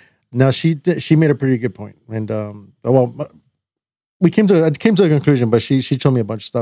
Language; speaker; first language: English; early bilingual, other home language; Spanish